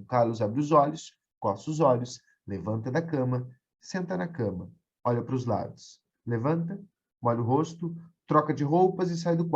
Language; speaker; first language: Portuguese; native; Portuguese